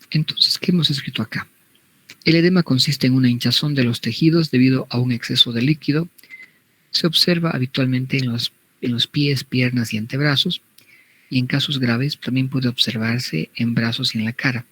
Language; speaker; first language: Spanish; native; Spanish